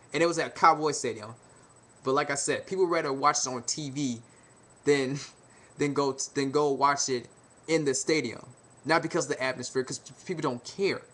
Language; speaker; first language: English; native; English